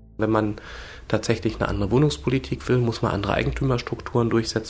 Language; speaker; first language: German; native; German